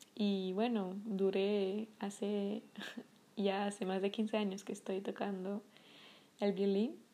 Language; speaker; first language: Spanish; non-native, fluent; French